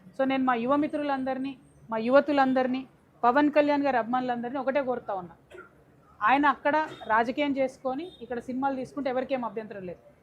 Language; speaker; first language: Telugu; native; Telugu